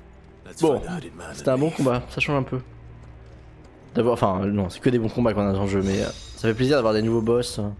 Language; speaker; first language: French; native; French